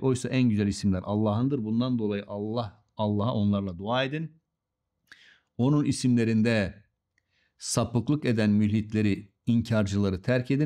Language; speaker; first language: Turkish; native; Turkish